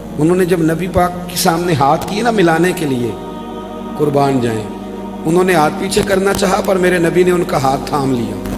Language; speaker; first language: Urdu; non-native, local second language; Punjabi